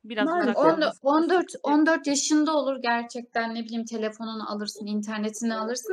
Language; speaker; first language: Turkish; native; Turkish